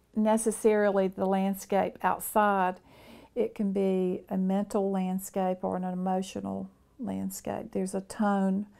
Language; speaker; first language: English; native; English